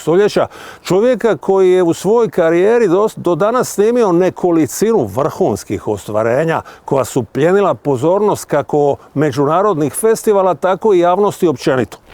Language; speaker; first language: Bosnian; native; Bosnian